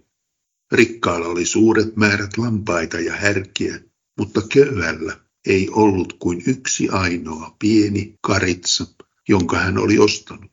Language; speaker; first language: Finnish; native; Finnish